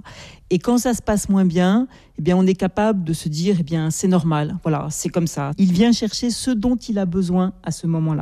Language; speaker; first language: French; native; French